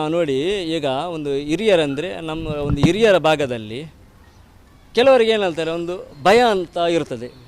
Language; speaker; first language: Kannada; native; Kannada